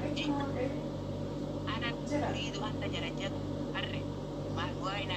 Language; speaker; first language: Arabic; non-native, learner; Oromo